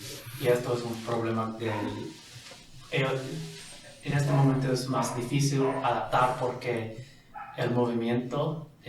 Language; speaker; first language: Spanish; non-native, fluent; English